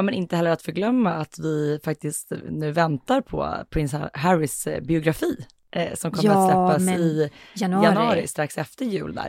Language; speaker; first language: Swedish; native; Swedish